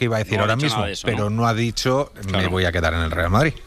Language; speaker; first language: Spanish; native; Spanish